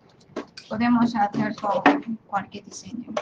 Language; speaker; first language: Spanish; non-native, fluent; Chinese